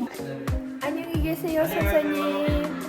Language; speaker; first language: Korean; non-native, learner; Kazakh